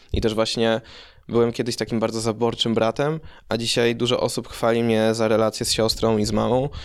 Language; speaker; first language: Polish; early bilingual, heritage; Polish